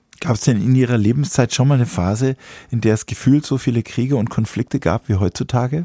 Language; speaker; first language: German; native; German